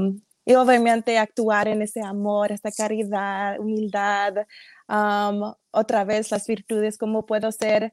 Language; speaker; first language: Spanish; early bilingual, heritage; English